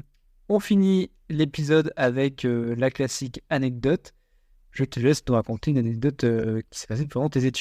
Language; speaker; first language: French; native; French